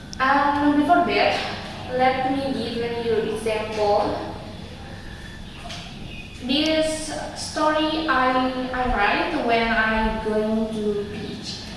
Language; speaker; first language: English; non-native, learner; Indonesian